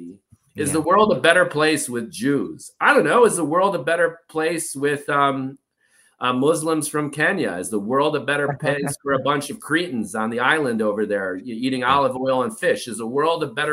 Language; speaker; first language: English; native; English